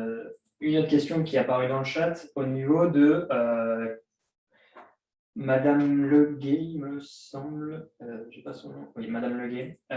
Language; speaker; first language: French; native; French